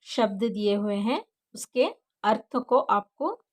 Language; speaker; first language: Hindi; non-native, local second language; Kannada